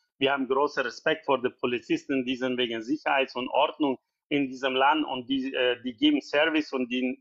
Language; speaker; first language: German; non-native, learner; Persian